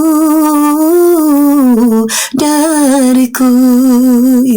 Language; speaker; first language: Indonesian; native; Indonesian